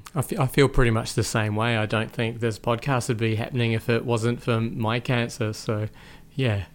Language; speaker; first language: English; native; English